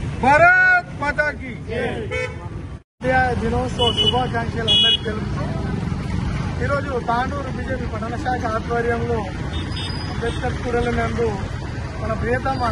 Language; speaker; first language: Telugu; native; Telugu